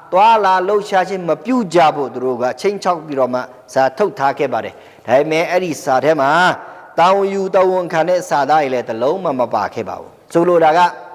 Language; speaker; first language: Burmese; non-native, local second language; Pa'o Karen